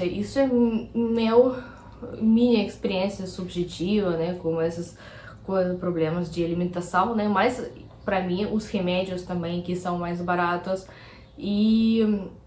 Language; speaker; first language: Portuguese; non-native, fluent; Russian